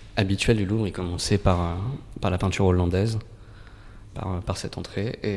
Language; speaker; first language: French; native; French